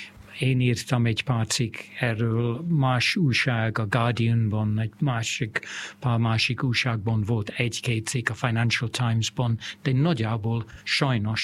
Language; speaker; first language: Hungarian; non-native, fluent; English